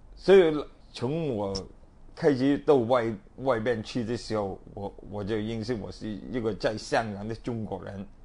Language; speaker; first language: Chinese; non-native, local second language; Cantonese